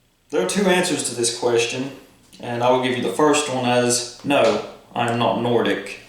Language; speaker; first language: English; native; English